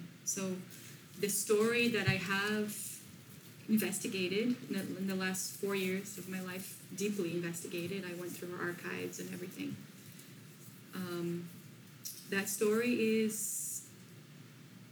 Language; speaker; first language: English; non-native, fluent; Portuguese